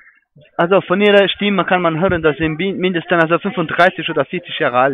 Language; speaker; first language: German; non-native, fluent; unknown